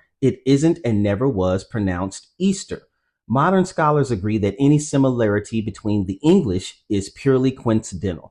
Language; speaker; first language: English; native; English